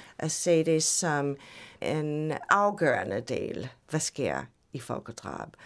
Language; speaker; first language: Danish; non-native, fluent; English